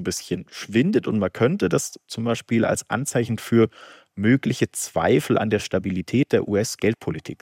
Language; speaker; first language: German; native; German